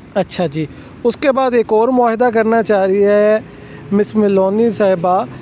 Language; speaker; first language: Urdu; native; Urdu